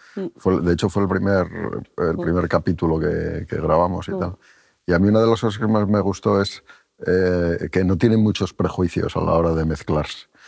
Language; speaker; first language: Spanish; native; Spanish